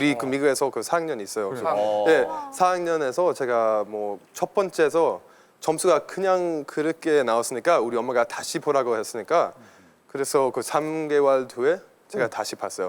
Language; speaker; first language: Korean; non-native, learner; English